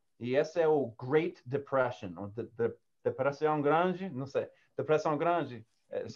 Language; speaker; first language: Portuguese; non-native, learner; English